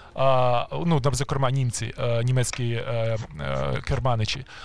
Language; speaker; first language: Ukrainian; native; Ukrainian